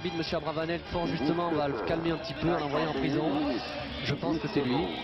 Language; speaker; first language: French; native; French